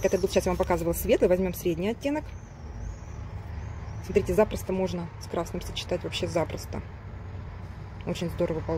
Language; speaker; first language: Russian; native; Russian